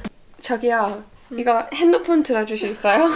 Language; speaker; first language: Korean; early bilingual, heritage; English